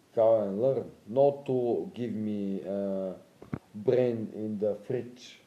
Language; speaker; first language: English; non-native, learner; Bulgarian